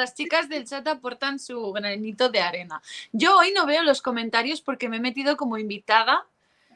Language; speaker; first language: Spanish; native; Spanish